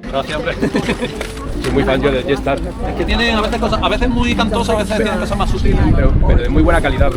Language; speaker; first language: Spanish; native; Spanish